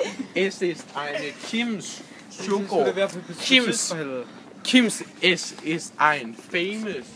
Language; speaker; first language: German; non-native, learner; Danish